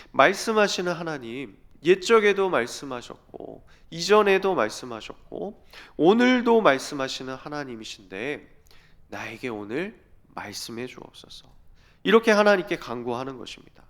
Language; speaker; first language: Korean; native; Korean